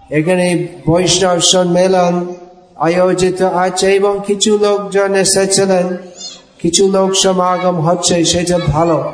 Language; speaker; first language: Bangla; non-native, fluent; English